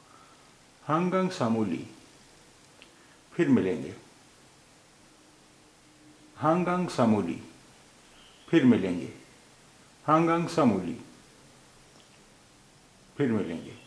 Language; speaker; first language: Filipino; non-native, fluent; Hindi